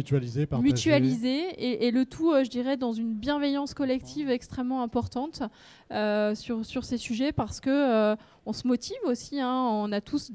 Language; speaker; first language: French; native; French